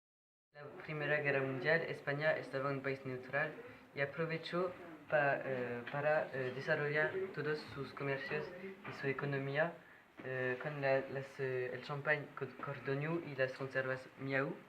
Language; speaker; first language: Spanish; non-native, learner; French